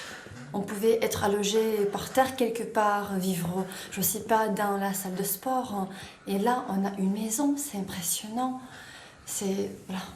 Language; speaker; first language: French; non-native, fluent; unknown